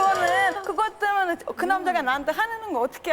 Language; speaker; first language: Korean; non-native, fluent; Russian